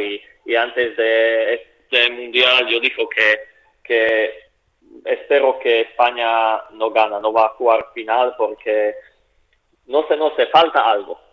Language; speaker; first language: Spanish; non-native, fluent; Slovak